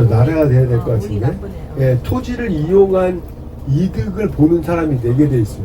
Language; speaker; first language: Korean; native; Korean